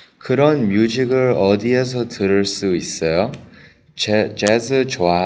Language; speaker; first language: Korean; non-native, learner; English